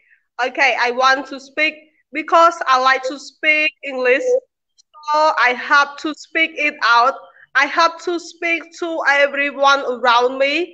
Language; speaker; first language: English; non-native, learner; Khmer